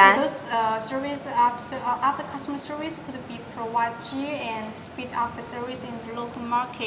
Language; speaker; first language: English; non-native, fluent; Chinese